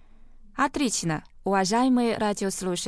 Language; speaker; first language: Russian; non-native, fluent; Chinese